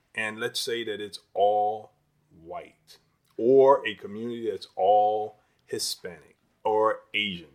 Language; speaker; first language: English; native; English